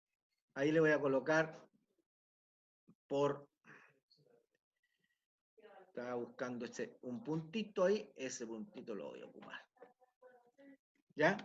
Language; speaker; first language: Spanish; native; Spanish